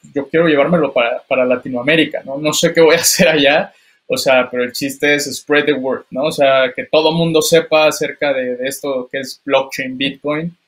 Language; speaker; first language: Spanish; native; Spanish